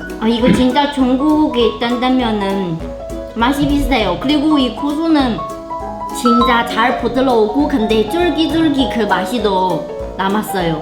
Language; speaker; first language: Korean; non-native, learner; Chinese